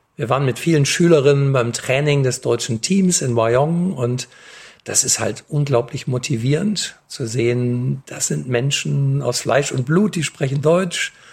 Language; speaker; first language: German; native; German